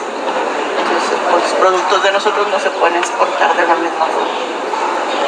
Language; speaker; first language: Spanish; native; Spanish